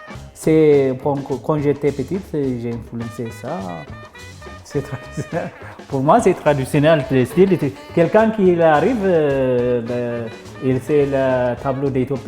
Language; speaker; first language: French; non-native, learner; Amharic